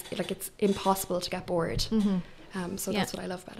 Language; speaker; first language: English; native; English